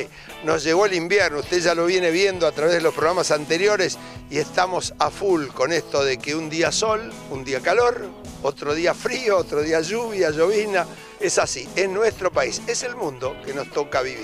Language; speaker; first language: Spanish; native; Spanish